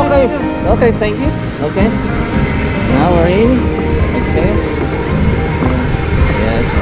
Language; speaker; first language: English; non-native, local second language; Filipino